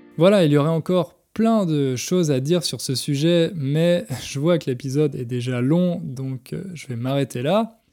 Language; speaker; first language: French; native; French